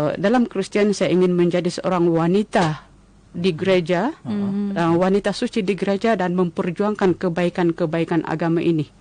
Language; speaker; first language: Malay; non-native, local second language; Central Dusun